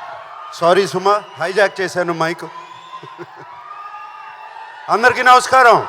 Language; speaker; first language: Telugu; native; Telugu